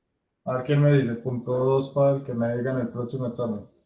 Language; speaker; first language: Spanish; native; Spanish